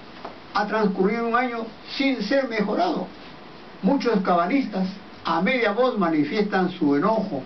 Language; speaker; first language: Spanish; native; Spanish